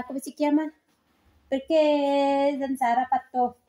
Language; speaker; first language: Italian; non-native, learner; Filipino